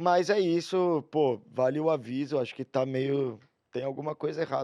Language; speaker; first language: Portuguese; native; Portuguese